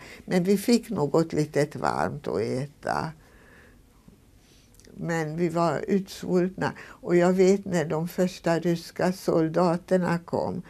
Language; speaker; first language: Swedish; non-native, fluent; Hungarian